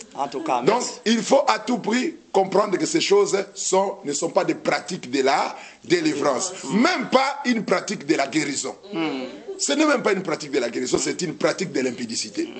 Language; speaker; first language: French; non-native, local second language; Lingala